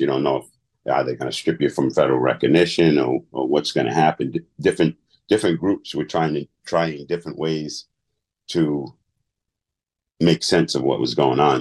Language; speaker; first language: English; native; English